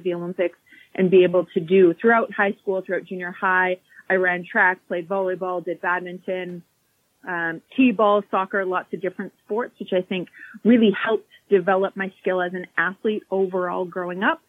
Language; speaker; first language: English; native; English